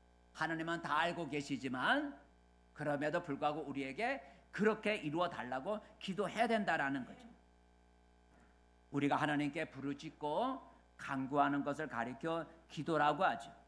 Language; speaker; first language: Korean; native; Korean